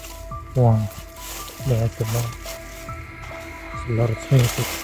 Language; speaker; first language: English; non-native, learner; Khmer